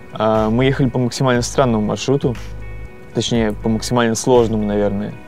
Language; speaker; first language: Russian; native; Russian